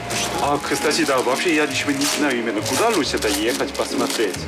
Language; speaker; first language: Russian; non-native, fluent; Korean